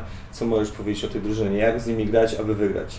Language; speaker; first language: Polish; native; Polish